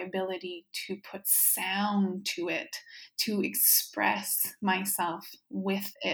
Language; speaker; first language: English; non-native, fluent; French